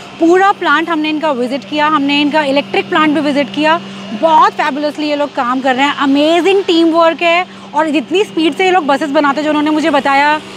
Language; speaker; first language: Hindi; native; Hindi